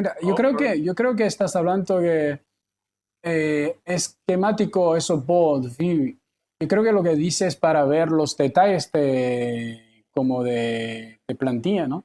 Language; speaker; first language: Spanish; non-native, learner; Chinese